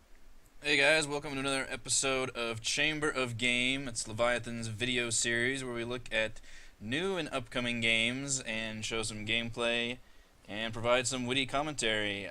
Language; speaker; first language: English; native; English